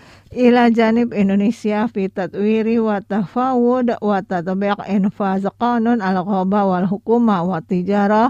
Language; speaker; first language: Arabic; non-native, fluent; Indonesian